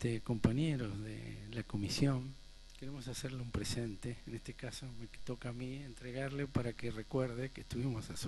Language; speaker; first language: Spanish; native; Spanish